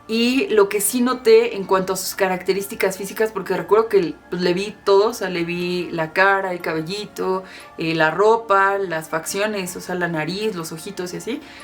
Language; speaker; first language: Spanish; native; Spanish